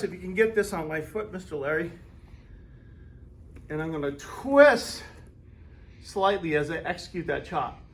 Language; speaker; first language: English; native; English